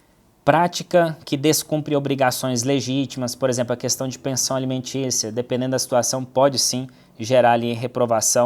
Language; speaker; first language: Portuguese; native; Portuguese